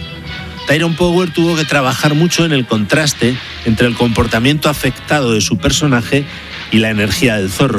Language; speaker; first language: Spanish; native; Spanish